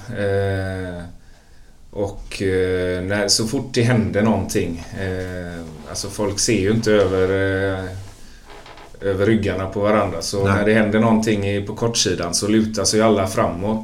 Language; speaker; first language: Swedish; native; Swedish